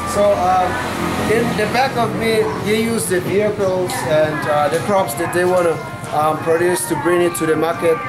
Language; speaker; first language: English; non-native, learner; Indonesian